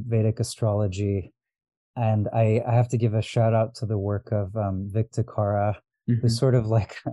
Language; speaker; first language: English; early bilingual, other home language; Arabic